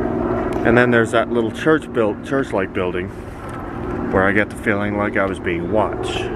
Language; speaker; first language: English; native; English